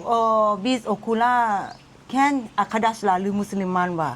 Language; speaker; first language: Turkish; non-native, learner; Thai